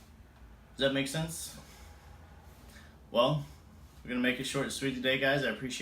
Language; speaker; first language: English; native; English